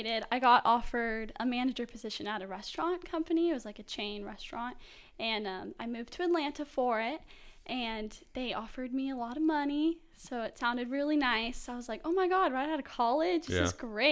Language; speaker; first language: English; native; English